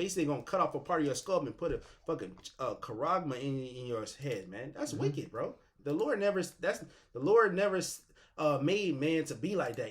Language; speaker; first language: English; native; English